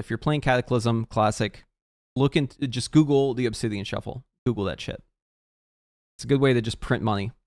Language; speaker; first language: English; native; English